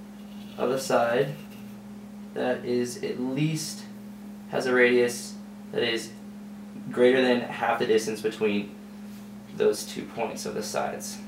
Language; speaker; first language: English; native; English